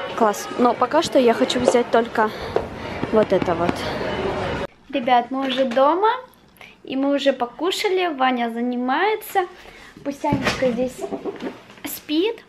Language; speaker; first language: Russian; early bilingual, heritage; Russian